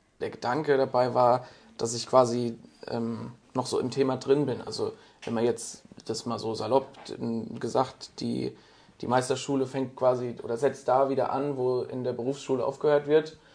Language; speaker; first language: German; native; German